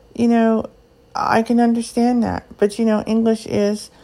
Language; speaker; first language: English; native; English